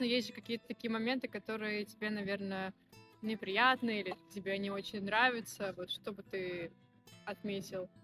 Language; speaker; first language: Russian; native; Russian